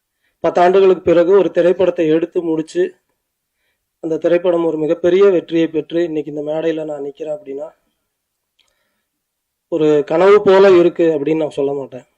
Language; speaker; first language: Tamil; native; Tamil